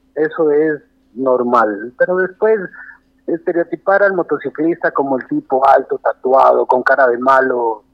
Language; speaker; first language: Spanish; native; Spanish